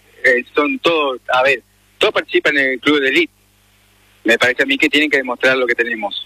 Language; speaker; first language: Spanish; native; Spanish